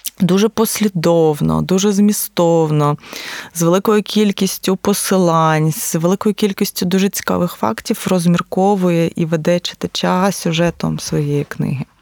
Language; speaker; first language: Ukrainian; native; Ukrainian